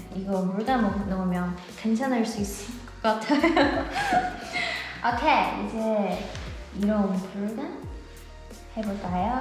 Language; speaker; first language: Korean; non-native, learner; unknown